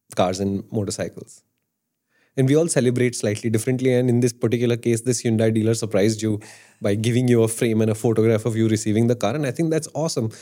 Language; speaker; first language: English; non-native, local second language; Hindi